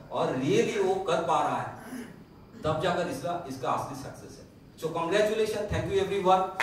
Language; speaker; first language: Hindi; non-native, local second language; Bangla